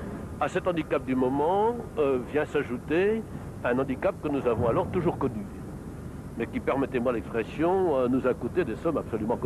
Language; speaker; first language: French; native; French